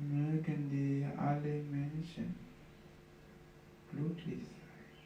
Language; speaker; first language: German; non-native, fluent; Sinhala